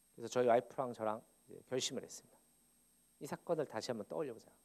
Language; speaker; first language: Korean; native; Korean